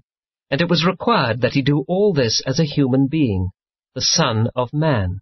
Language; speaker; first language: English; native; English